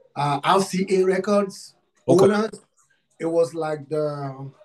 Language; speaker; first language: English; non-native, local second language; Yoruba